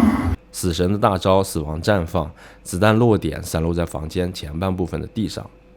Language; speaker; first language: Chinese; native; Chinese